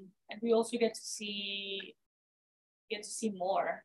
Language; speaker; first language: English; non-native, fluent; Spanish